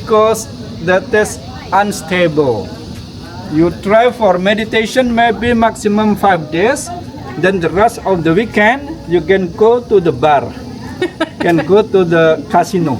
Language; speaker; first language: English; non-native, learner; Indonesian